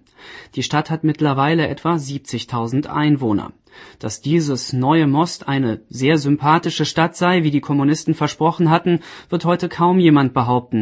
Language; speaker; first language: German; native; German